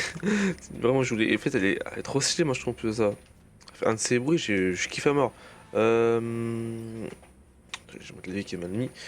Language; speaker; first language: French; native; French